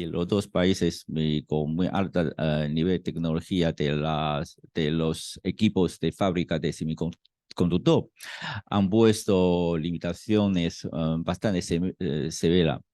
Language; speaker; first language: Spanish; non-native, fluent; Chinese